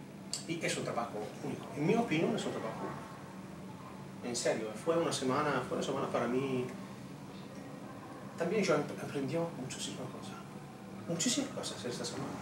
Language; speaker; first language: Spanish; non-native, fluent; Italian